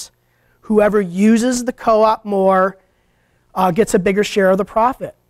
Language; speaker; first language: English; native; English